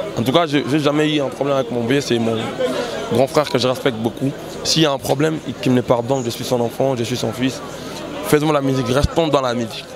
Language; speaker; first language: French; non-native, local second language; Lingala